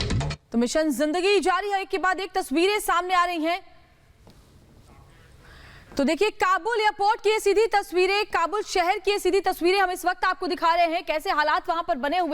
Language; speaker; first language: Hindi; native; Hindi